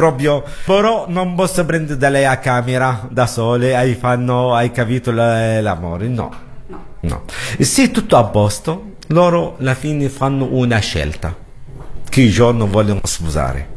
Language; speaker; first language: Italian; non-native, learner; Arabic